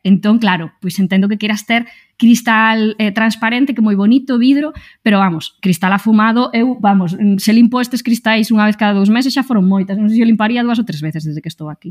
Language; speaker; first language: Galician; non-native, local second language; Spanish